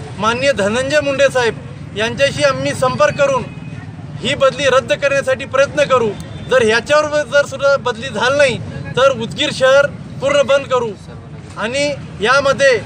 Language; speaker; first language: Marathi; native; Marathi